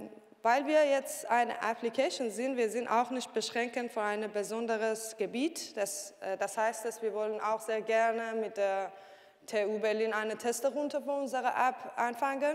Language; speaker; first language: German; non-native, learner; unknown